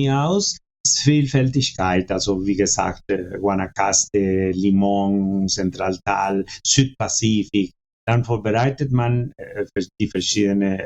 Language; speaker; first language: German; non-native, fluent; Spanish